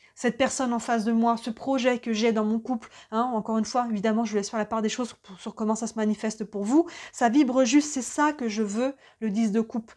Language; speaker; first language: French; native; French